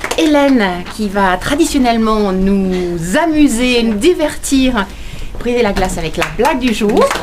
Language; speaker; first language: French; native; French